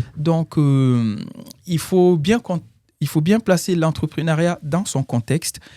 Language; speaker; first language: French; non-native, local second language; Bambara